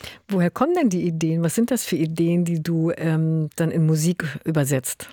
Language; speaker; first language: German; native; German